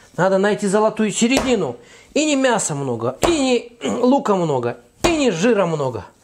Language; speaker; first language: Russian; non-native, fluent; Azerbaijani